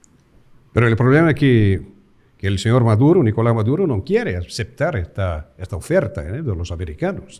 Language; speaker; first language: Spanish; non-native, fluent; Portuguese